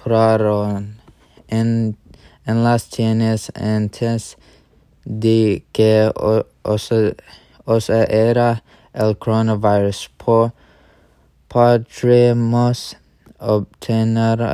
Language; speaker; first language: Spanish; non-native, learner; English